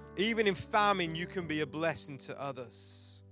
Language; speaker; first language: English; native; English